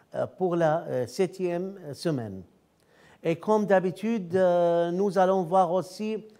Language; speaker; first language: French; non-native, fluent; Arabic